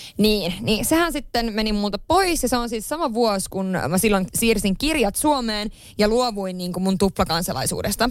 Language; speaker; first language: Finnish; early bilingual, heritage; Finnish